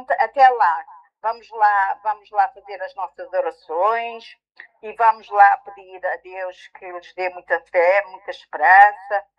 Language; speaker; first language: Portuguese; early bilingual, heritage; Portuguese